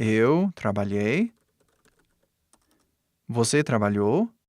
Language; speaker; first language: Portuguese; non-native, fluent; English